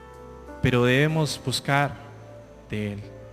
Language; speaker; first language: Spanish; native; Spanish